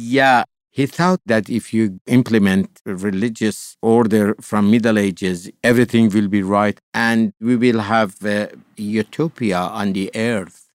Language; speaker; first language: English; non-native, fluent; Persian